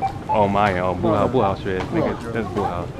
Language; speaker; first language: Chinese; non-native, fluent; English